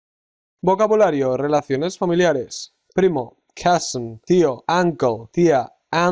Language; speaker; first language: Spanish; native; Spanish